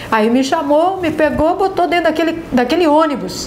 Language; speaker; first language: Portuguese; native; Portuguese